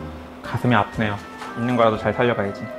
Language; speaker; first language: Korean; native; Korean